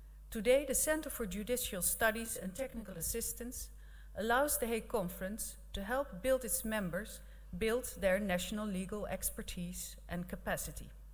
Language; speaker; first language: English; non-native, fluent; Dutch